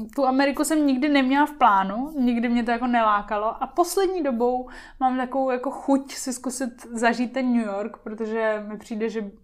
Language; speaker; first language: Czech; native; Czech